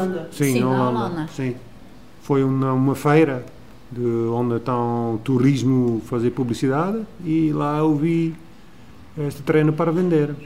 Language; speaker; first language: Portuguese; non-native, learner; Dutch